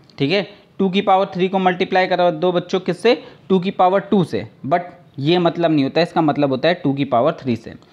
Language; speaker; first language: Hindi; native; Hindi